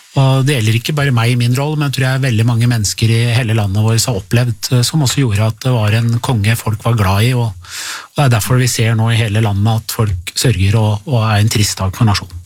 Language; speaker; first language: Norwegian; early bilingual, other home language; Persian